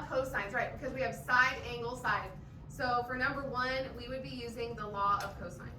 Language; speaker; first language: English; native; English